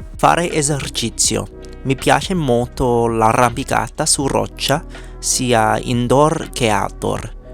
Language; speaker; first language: Italian; non-native, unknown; English